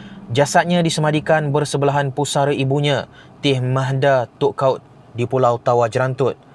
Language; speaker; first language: Malay; native; Malay